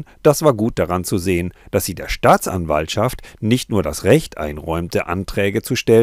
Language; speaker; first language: German; native; German